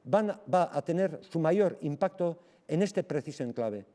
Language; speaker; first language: Spanish; non-native, local second language; Basque